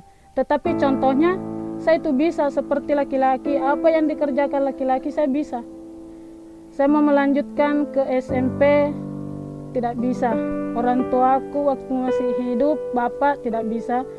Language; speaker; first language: Indonesian; non-native, local second language; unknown